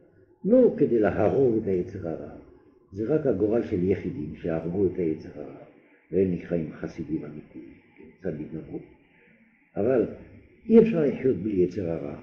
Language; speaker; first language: Hebrew; non-native, fluent; French